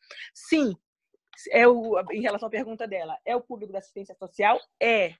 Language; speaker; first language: Portuguese; native; Portuguese